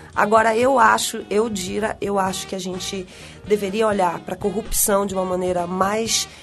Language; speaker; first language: Portuguese; native; Portuguese